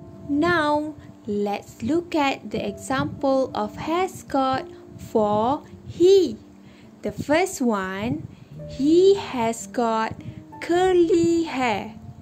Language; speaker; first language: English; non-native, local second language; Malay